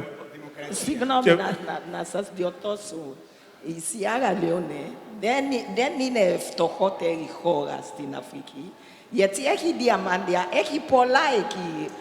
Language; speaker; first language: Greek; non-native, learner; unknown